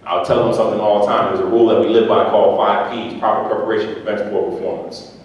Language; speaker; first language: English; native; English